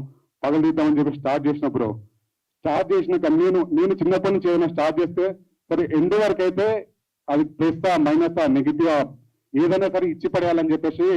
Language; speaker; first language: Telugu; native; Telugu